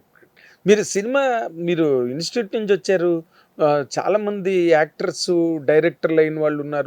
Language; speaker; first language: Telugu; native; Telugu